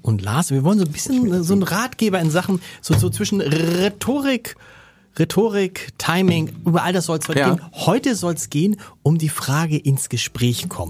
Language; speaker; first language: German; native; German